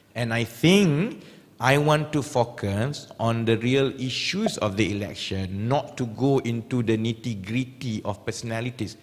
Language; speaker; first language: English; non-native, local second language; Malay